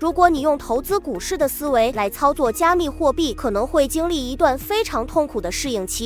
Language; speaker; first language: Chinese; native; Chinese